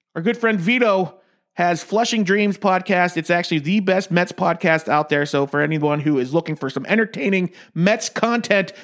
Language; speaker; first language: English; native; English